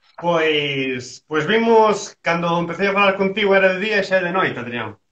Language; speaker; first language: Galician; native; Galician